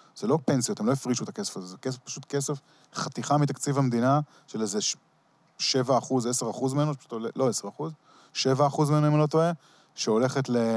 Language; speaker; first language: Hebrew; early bilingual, heritage; Hebrew